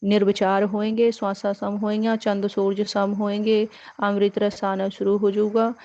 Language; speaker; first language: Hindi; non-native, local second language; Punjabi